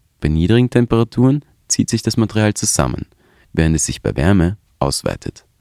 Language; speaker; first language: German; native; German